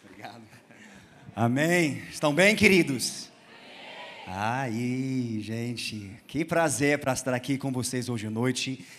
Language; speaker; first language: Portuguese; non-native, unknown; English